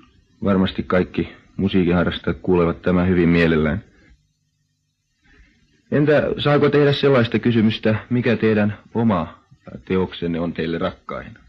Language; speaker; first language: Finnish; native; Finnish